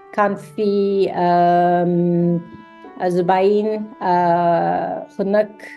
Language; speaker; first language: Arabic; non-native, learner; English